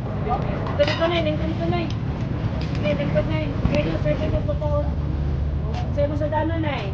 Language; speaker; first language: Filipino; non-native, local second language; Waray